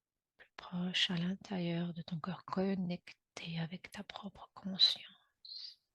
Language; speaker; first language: French; native; French